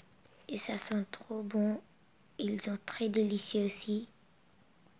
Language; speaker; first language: French; non-native, learner; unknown